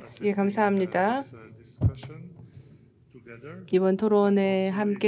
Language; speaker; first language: Korean; native; Korean